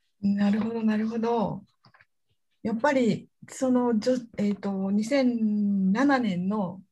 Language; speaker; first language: Japanese; native; Japanese